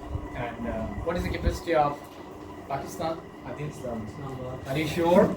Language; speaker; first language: English; non-native, fluent; Urdu